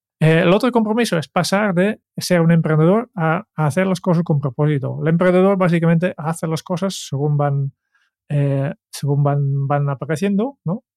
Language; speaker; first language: Spanish; non-native, fluent; Dutch